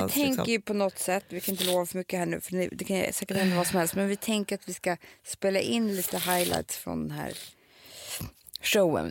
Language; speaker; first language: Swedish; native; Swedish